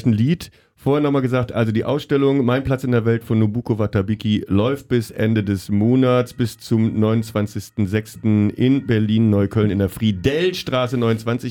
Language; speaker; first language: German; native; German